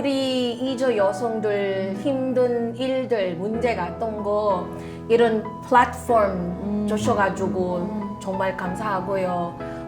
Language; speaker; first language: Korean; non-native, fluent; Filipino